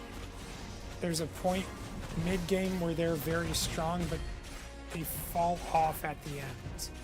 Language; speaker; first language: English; native; English